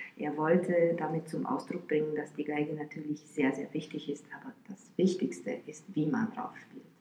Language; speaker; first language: German; non-native, fluent; Romanian